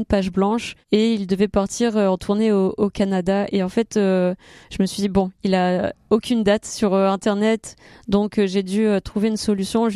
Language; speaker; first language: French; native; French